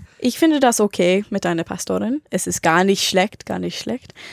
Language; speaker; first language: German; non-native, learner; English